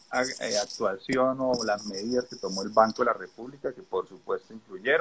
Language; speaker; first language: Spanish; native; Spanish